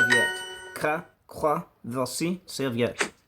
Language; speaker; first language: French; non-native, learner; English